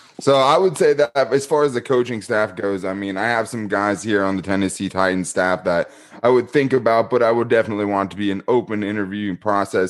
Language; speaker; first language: English; native; English